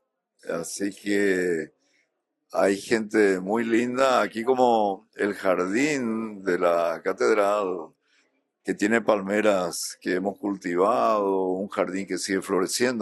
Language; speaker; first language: Spanish; native; Spanish